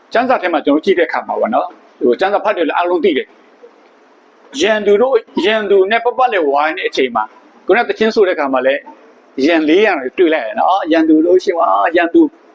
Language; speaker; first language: Burmese; non-native, local second language; S'gaw Karen